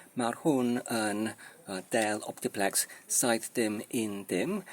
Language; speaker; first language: Welsh; non-native, learner; Polish